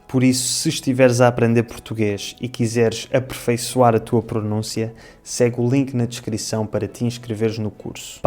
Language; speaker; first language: Portuguese; native; Portuguese